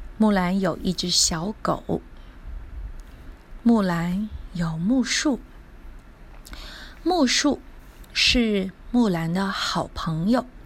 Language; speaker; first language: Chinese; non-native, learner; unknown